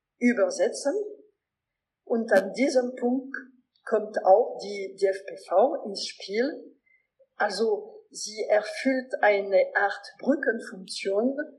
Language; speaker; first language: German; non-native, local second language; French